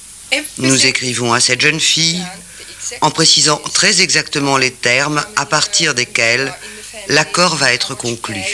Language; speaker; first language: French; native; French